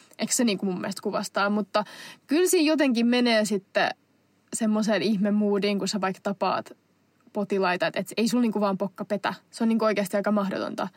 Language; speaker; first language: Finnish; non-native, local second language; Swedish